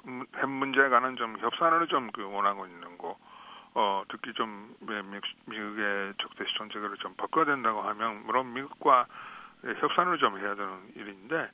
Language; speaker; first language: Korean; non-native, fluent; Japanese